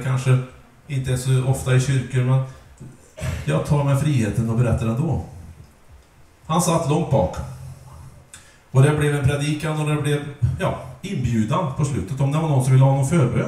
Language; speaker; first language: Swedish; native; Swedish